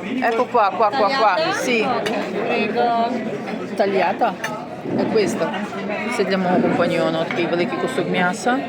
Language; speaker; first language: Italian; non-native, learner; Ukrainian